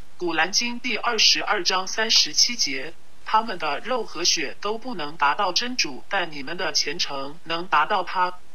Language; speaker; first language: Chinese; non-native, local second language; Cantonese